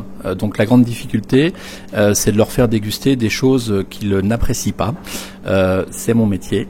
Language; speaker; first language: French; native; French